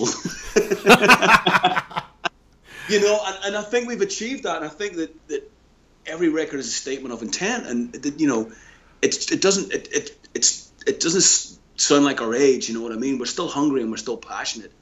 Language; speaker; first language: English; native; English